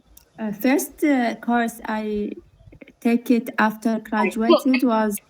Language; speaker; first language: English; non-native, learner; Arabic